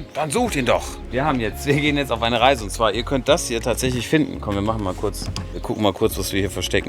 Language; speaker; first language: German; native; German